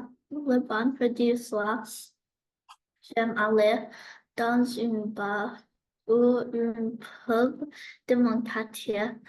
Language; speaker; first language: French; non-native, learner; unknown